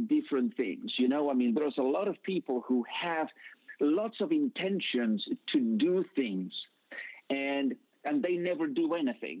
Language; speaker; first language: English; non-native, fluent; Spanish